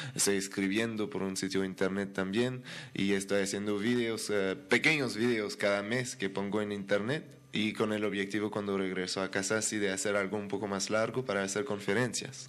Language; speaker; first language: Spanish; non-native, fluent; French